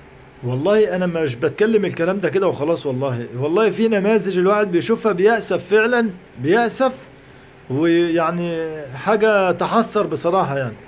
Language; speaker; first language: Arabic; native; Arabic